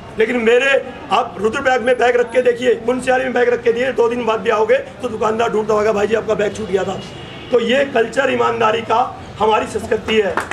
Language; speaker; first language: Hindi; non-native, local second language; Garhwali